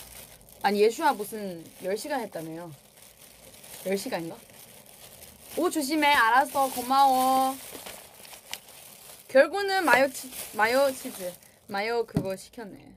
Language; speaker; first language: Korean; non-native, fluent; Chinese